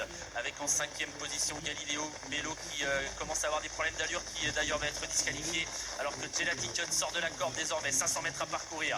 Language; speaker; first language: French; native; French